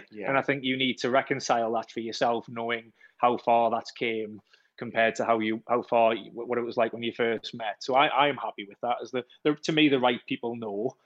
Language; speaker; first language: English; native; English